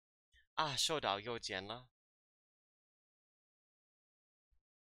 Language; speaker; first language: Chinese; non-native, fluent; English